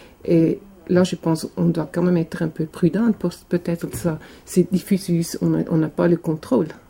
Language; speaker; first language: French; non-native, local second language; German